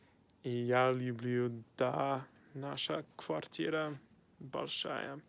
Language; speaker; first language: Russian; non-native, learner; English